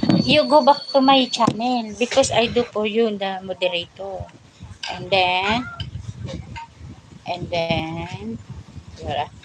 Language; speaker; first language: English; non-native, learner; Filipino